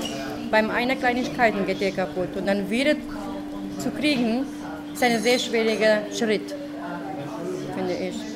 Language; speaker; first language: German; non-native, fluent; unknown